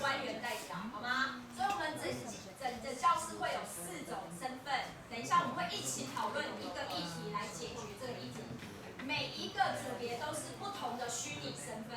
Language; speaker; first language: Chinese; native; Chinese